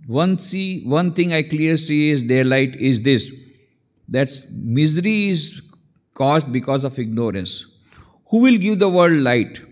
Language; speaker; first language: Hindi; non-native, local second language; Gujarati